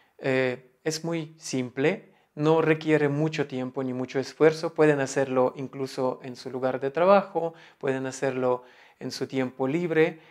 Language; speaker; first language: Spanish; non-native, fluent; Russian